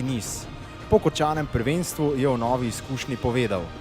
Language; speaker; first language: Slovenian; native; Slovenian